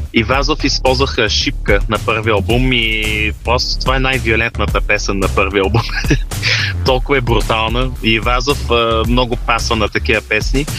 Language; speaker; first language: Bulgarian; early bilingual, heritage; Bulgarian